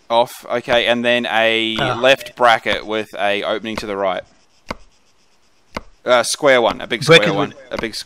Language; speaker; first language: English; native; English